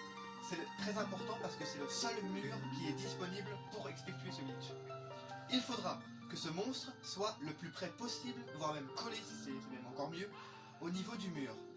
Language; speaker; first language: French; native; French